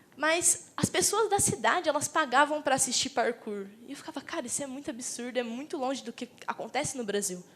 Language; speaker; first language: Portuguese; native; Portuguese